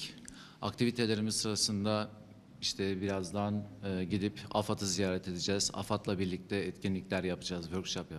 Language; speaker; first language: Turkish; native; Turkish